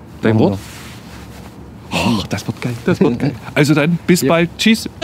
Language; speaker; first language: German; native; German